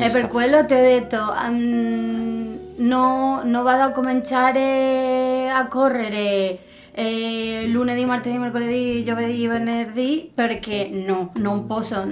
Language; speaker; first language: Italian; non-native, learner; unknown